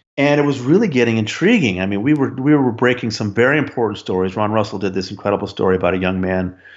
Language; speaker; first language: English; native; English